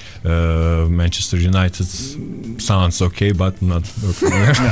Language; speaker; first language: English; non-native, fluent; Turkish